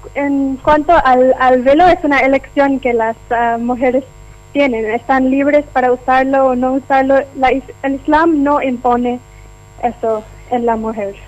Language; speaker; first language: Spanish; non-native, fluent; Urdu